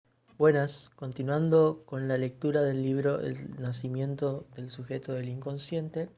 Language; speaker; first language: Spanish; native; Spanish